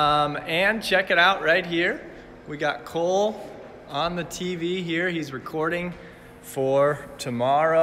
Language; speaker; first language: English; native; English